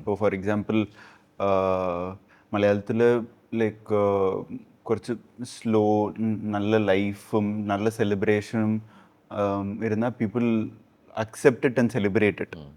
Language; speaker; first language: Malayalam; non-native, learner; Tamil